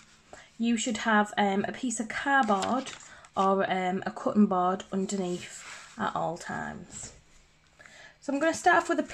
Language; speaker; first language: English; native; English